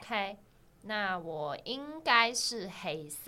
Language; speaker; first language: Chinese; native; Chinese